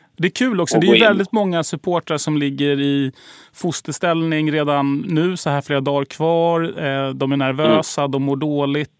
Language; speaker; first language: Swedish; native; Swedish